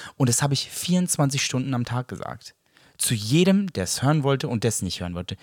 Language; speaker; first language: German; early bilingual, other home language; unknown